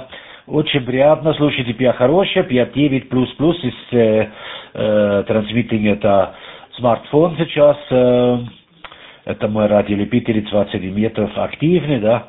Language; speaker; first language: Russian; non-native, learner; German